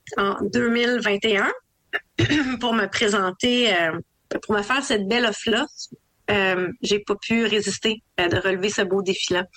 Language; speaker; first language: French; native; French